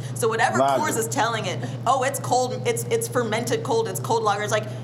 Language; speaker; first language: English; native; English